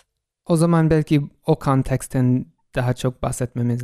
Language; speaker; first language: Turkish; non-native, fluent; English